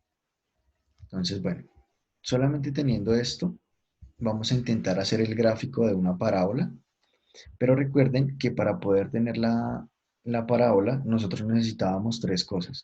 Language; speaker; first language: Spanish; native; Spanish